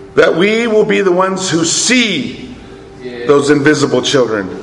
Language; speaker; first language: English; native; English